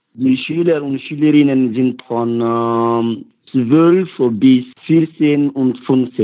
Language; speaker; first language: German; non-native, learner; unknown